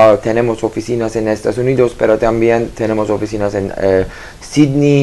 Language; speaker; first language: Spanish; non-native, learner; Turkish